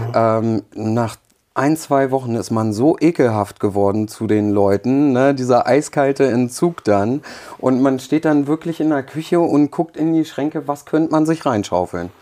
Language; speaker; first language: German; early bilingual, other home language; Polish